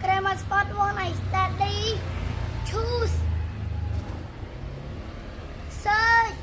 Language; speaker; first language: English; non-native, learner; Khmer